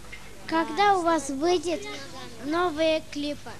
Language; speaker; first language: Russian; non-native, local second language; Azerbaijani